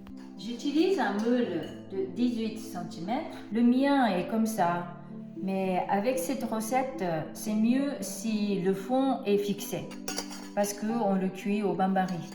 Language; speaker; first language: French; non-native, fluent; Japanese